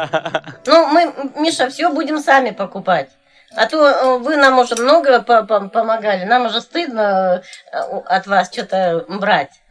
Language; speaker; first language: Russian; native; Russian